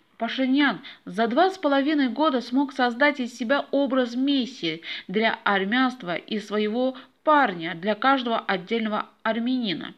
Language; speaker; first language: Russian; non-native, local second language; Azerbaijani